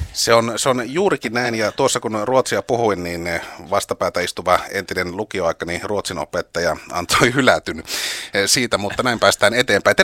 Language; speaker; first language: Finnish; native; Finnish